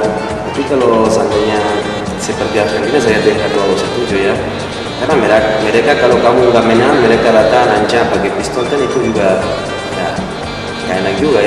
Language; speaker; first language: Indonesian; non-native, fluent; Spanish